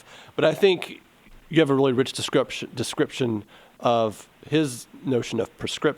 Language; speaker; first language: English; native; English